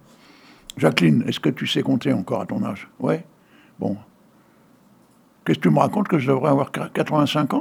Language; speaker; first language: French; native; French